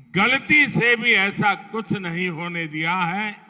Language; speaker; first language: Hindi; non-native, local second language; Gujarati